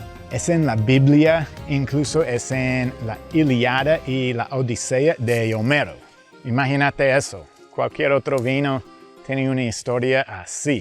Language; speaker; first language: Spanish; early bilingual, heritage; English